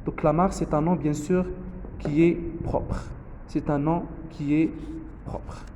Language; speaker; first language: French; non-native, local second language; Arabic